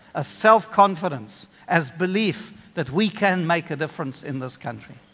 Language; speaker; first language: English; native; English